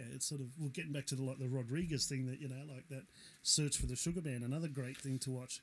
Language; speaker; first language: English; native; English